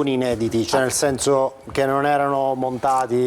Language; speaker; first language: Italian; native; Italian